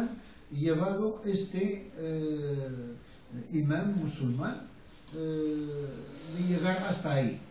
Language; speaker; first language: Spanish; non-native, fluent; Arabic